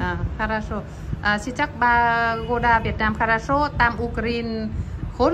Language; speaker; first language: Russian; non-native, learner; Vietnamese